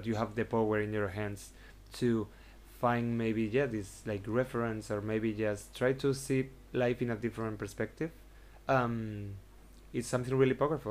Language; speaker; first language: English; non-native, fluent; Spanish